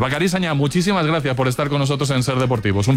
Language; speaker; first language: Spanish; native; Spanish